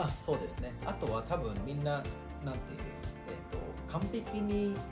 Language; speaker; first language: Japanese; non-native, fluent; Bangla